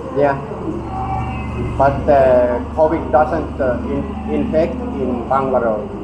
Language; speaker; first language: English; non-native, learner; Finnish